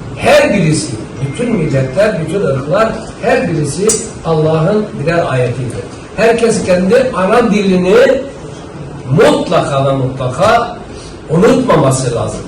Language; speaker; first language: Turkish; non-native, local second language; Zaza